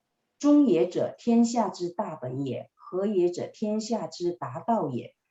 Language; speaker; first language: Chinese; native; Chinese